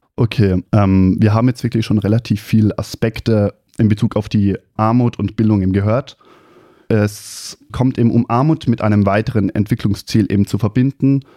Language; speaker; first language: German; native; German